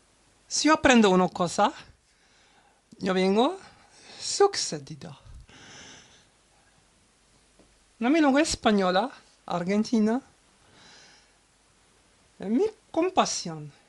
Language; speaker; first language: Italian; non-native, learner; German